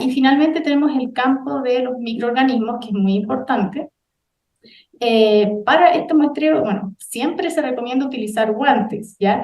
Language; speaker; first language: Spanish; native; Spanish